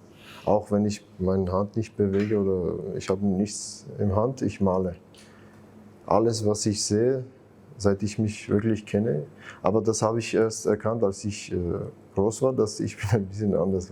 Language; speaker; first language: German; non-native, fluent; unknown